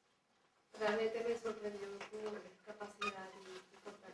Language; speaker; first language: Spanish; native; Spanish